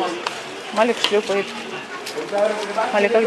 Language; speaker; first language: Russian; native; Russian